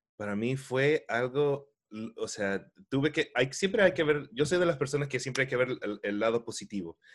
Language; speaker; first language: Spanish; early bilingual, heritage; Spanish